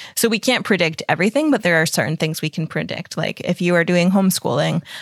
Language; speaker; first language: English; native; English